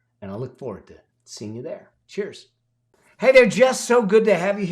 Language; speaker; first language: English; native; English